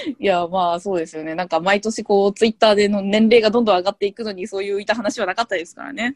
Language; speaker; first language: Japanese; native; Japanese